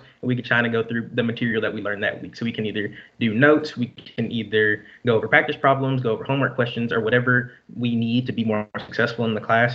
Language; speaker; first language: English; native; English